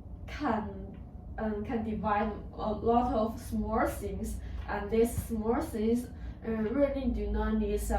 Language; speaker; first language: English; non-native, learner; Chinese